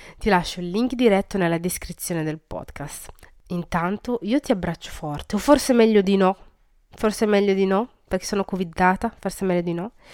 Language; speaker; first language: Italian; native; Italian